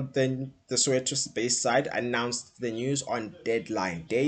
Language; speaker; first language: English; non-native, local second language; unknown